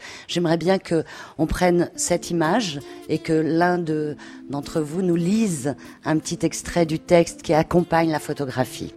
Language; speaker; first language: French; native; French